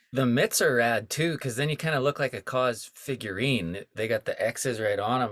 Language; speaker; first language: English; native; English